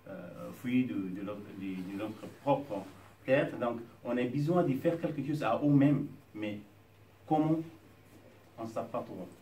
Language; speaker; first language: French; non-native, learner; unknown